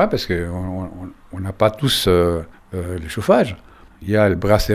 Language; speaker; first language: French; non-native, fluent; Spanish